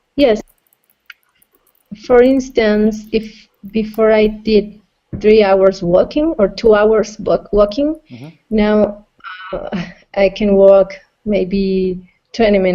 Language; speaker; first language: English; non-native, fluent; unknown